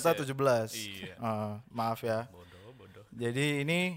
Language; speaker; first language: Indonesian; native; Indonesian